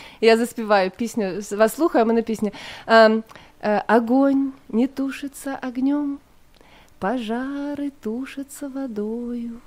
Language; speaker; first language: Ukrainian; non-native, local second language; Russian